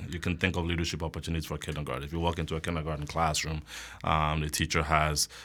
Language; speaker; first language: English; non-native, local second language; Akan